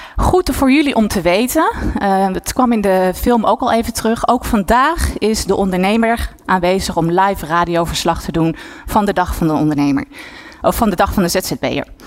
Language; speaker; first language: Dutch; native; Dutch